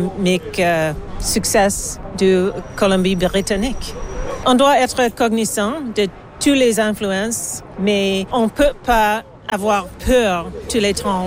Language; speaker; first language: French; non-native, learner; English